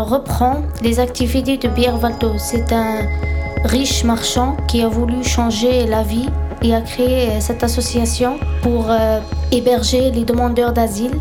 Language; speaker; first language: French; non-native, fluent; Arabic